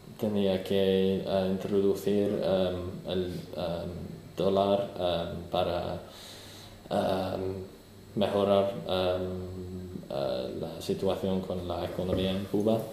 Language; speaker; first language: Spanish; non-native, learner; English